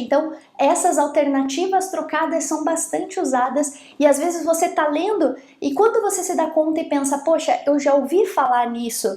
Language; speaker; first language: Portuguese; native; Portuguese